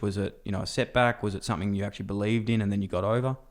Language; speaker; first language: English; native; English